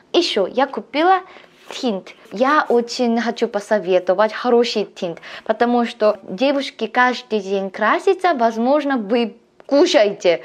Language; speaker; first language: Russian; non-native, learner; Korean